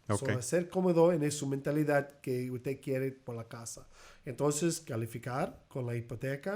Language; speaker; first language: Spanish; early bilingual, heritage; Spanish